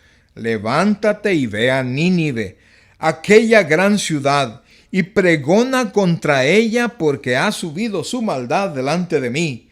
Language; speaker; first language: Spanish; native; Spanish